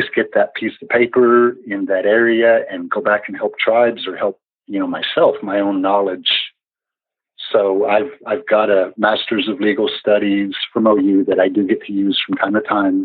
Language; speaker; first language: English; native; English